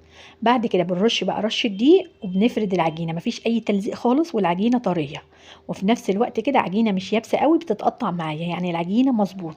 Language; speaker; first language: Arabic; native; Arabic